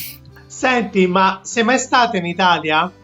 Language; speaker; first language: Italian; native; Italian